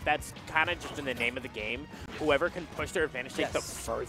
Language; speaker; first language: English; native; English